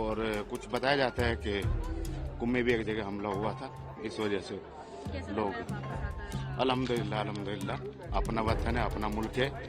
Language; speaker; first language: Hindi; native; Hindi